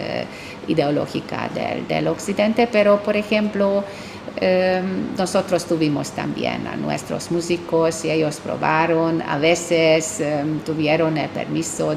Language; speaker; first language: Spanish; non-native, fluent; Hungarian